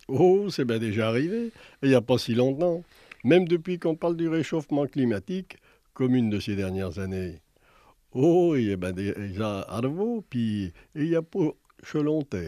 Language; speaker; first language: French; native; French